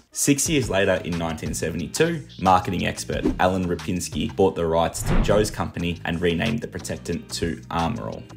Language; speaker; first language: English; native; English